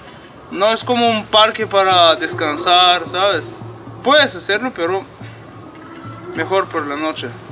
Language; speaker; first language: Spanish; non-native, learner; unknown